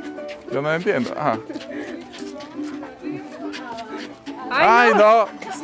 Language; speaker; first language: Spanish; non-native, learner; Polish